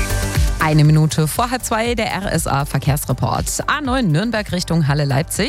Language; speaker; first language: German; native; German